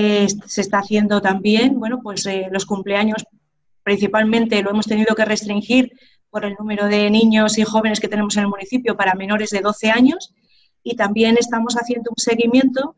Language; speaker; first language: Spanish; native; Spanish